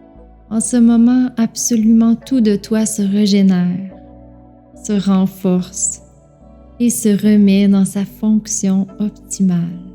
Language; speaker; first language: French; native; French